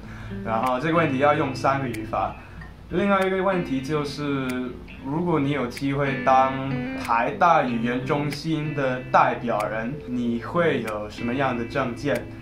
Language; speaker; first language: Chinese; non-native, fluent; English